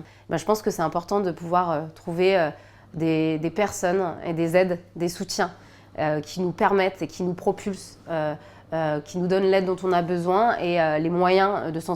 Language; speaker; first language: French; native; French